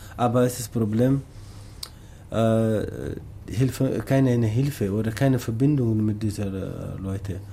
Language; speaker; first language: German; non-native, learner; Tamasheq